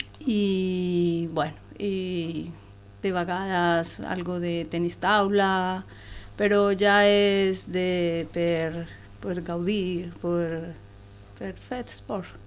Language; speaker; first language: Catalan; non-native, learner; Spanish